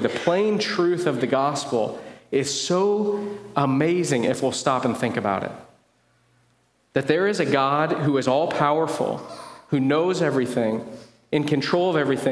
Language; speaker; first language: English; native; English